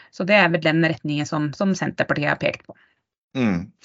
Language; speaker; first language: Norwegian; native; Norwegian